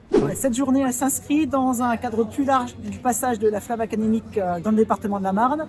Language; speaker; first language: French; native; French